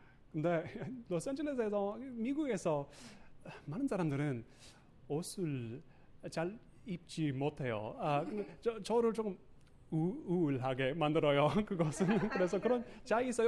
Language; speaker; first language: Korean; non-native, learner; English